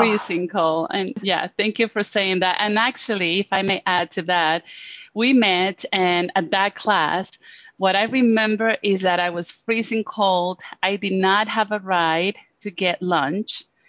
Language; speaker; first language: English; non-native, fluent; Spanish